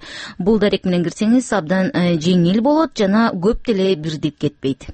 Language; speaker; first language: Kyrgyz; native; Kyrgyz